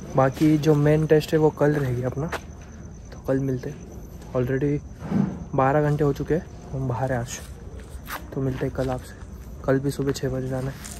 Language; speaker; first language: Hindi; non-native, local second language; Marathi